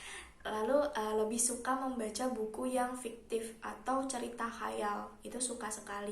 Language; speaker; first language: Indonesian; native; Indonesian